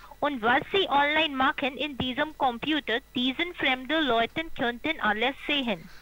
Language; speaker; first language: German; non-native, learner; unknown